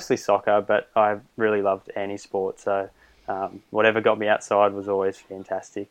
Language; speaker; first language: English; native; English